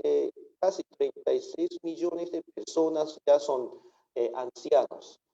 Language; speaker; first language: Spanish; non-native, fluent; Japanese